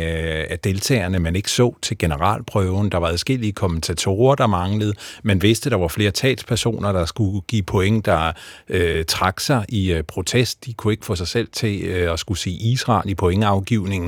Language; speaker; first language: Danish; native; Danish